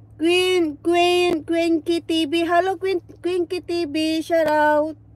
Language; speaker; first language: English; non-native, local second language; Cebuano